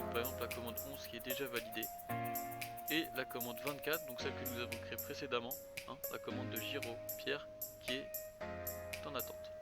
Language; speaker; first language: French; native; French